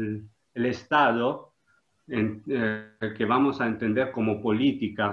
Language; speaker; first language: Spanish; non-native, learner; Italian